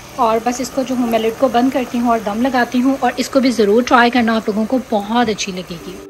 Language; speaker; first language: Urdu; native; Urdu